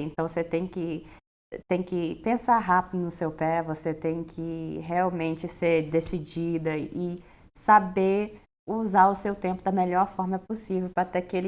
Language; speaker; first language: Portuguese; early bilingual, heritage; Portuguese